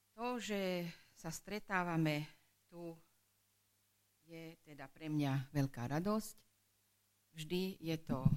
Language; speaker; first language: Slovak; non-native, local second language; Hungarian